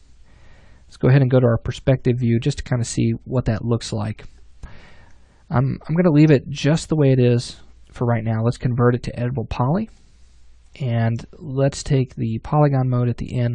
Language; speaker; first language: English; native; English